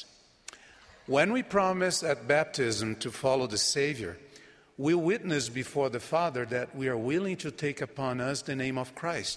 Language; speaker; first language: English; non-native, fluent; Portuguese